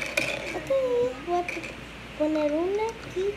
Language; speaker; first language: Spanish; early bilingual, heritage; Spanish